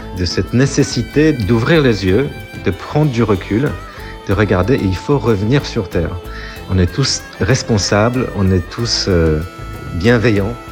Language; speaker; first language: French; non-native, fluent; Polish